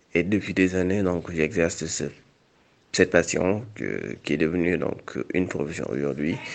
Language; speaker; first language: French; non-native, local second language; Wolof